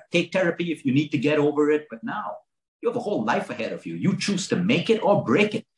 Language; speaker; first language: English; non-native, local second language; Konkani